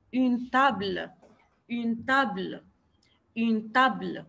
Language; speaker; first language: French; non-native, fluent; Arabic